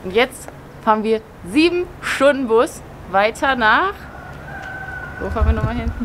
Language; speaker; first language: German; native; German